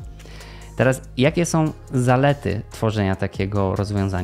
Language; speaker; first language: Polish; native; Polish